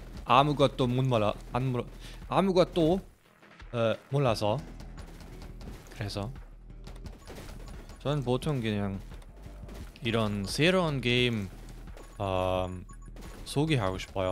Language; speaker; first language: Korean; non-native, fluent; German